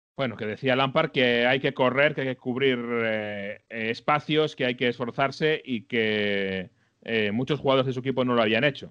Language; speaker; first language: Spanish; native; Spanish